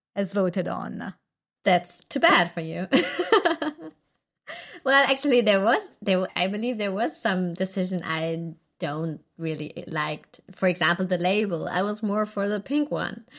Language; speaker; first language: English; non-native, fluent; Italian